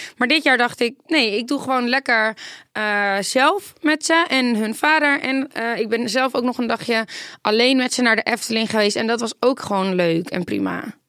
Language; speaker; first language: Dutch; native; Dutch